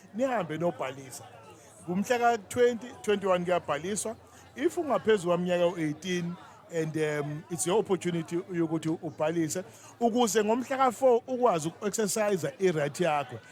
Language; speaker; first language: Zulu; native; Zulu